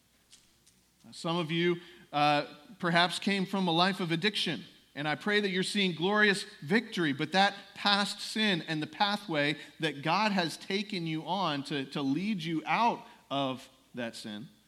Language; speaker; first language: English; native; English